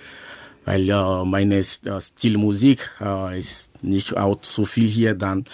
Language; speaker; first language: German; non-native, learner; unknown